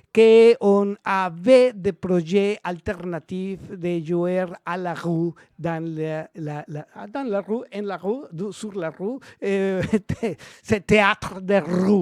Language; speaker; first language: French; non-native, learner; Spanish